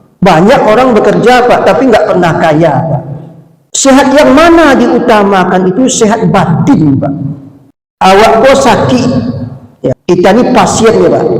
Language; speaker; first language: Malay; non-native, local second language; Minangkabau